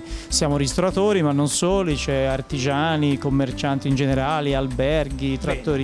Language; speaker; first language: Italian; native; Italian